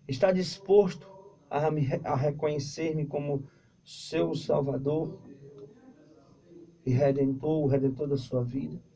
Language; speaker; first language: Portuguese; native; Portuguese